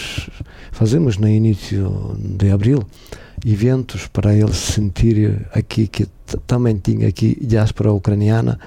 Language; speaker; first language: Portuguese; non-native, learner; Ukrainian